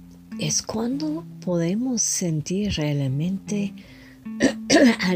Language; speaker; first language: Spanish; non-native, learner; French